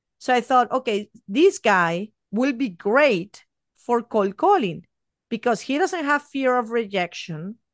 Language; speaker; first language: English; non-native, fluent; Spanish